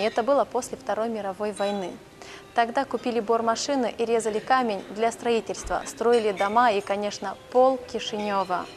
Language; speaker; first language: Russian; non-native, local second language; Romanian